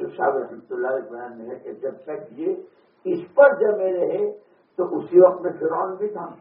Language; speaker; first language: Urdu; non-native, local second language; Gujarati